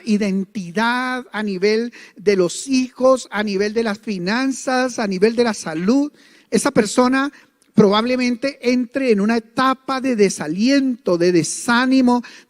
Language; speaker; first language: Spanish; native; Spanish